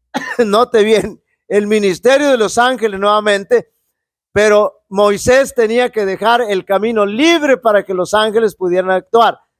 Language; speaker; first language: Spanish; native; Spanish